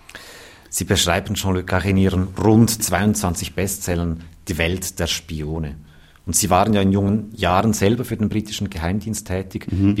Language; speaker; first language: German; native; German